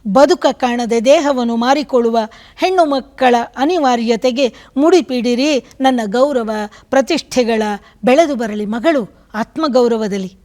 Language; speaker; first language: Kannada; native; Kannada